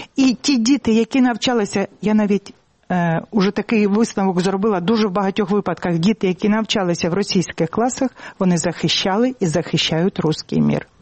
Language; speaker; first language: Ukrainian; native; Ukrainian